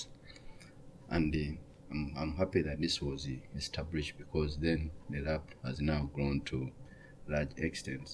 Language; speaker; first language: English; non-native, local second language; Ganda